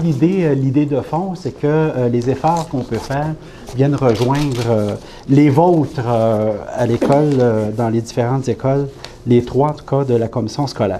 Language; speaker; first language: French; native; French